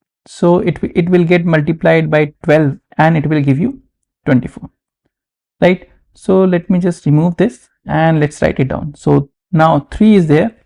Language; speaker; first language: English; non-native, local second language; Hindi